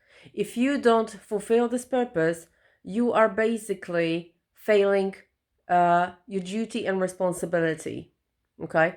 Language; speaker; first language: English; non-native, fluent; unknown